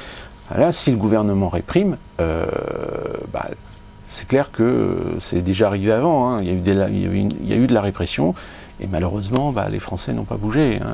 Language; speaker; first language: French; native; French